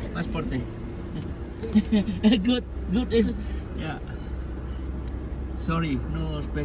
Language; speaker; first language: English; non-native, learner; Indonesian